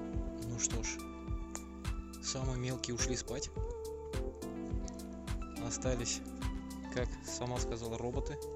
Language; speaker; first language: Russian; native; Russian